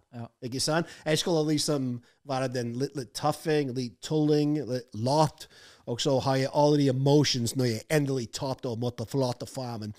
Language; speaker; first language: Norwegian; non-native, fluent; English